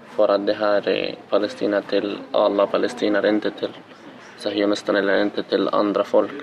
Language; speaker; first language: Swedish; non-native, fluent; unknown